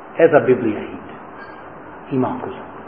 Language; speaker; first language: Hungarian; non-native, fluent; English